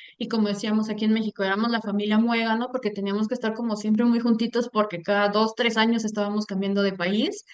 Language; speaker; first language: Spanish; early bilingual, heritage; Spanish